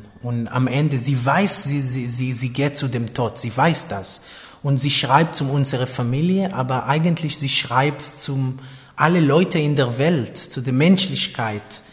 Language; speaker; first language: German; non-native, fluent; Hebrew